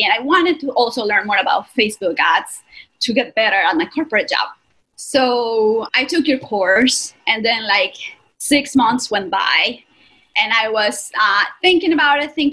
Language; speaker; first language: English; non-native, fluent; Spanish